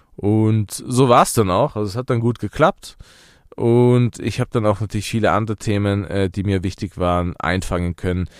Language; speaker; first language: German; early bilingual, other home language; Persian